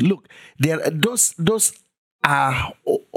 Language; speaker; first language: English; non-native, local second language; Yoruba